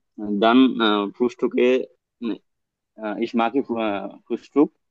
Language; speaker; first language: German; non-native, learner; Bangla